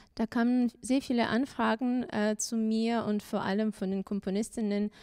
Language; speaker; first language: German; non-native, fluent; Azerbaijani